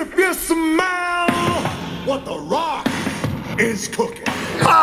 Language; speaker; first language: English; native; English